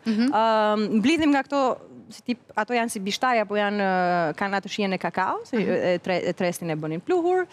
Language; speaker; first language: Albanian; native; Albanian